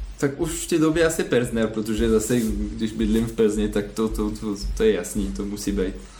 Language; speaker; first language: Czech; non-native, learner; French